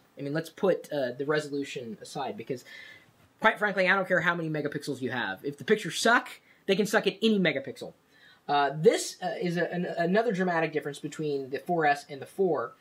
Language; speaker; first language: English; native; English